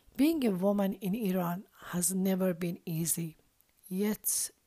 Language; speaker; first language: English; non-native, fluent; Persian